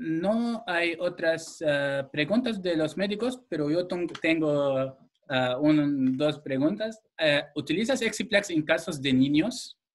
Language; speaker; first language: Spanish; non-native, fluent; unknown